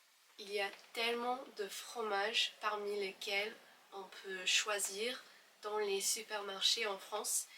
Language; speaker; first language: French; non-native, fluent; English